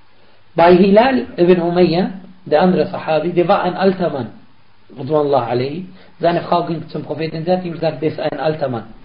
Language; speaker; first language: German; non-native, fluent; Arabic